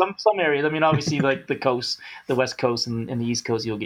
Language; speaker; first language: English; native; English